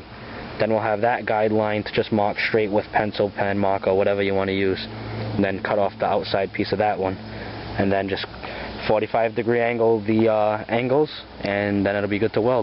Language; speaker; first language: English; native; English